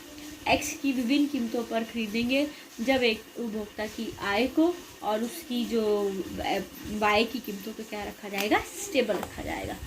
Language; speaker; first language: Hindi; native; Hindi